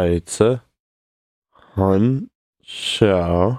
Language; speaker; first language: Chinese; non-native, learner; English